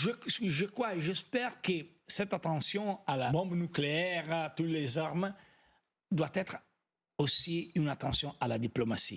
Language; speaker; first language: French; non-native, fluent; Italian